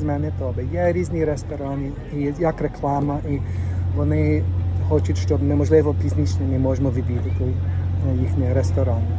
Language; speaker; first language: Ukrainian; non-native, learner; English